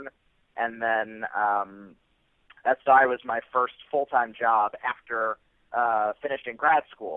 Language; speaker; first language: English; native; English